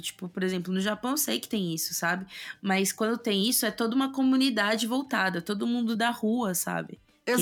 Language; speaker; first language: Portuguese; native; Portuguese